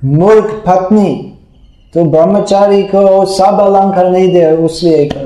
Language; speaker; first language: Hindi; non-native, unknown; English